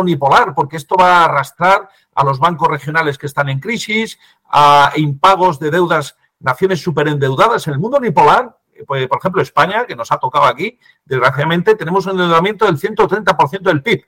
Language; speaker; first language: Spanish; native; Spanish